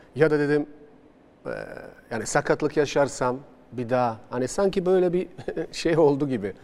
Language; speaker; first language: Turkish; non-native, fluent; Bosnian